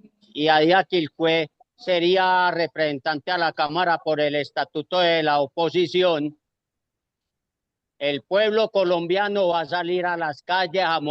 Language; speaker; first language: Spanish; native; Spanish